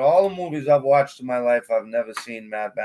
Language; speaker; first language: English; native; English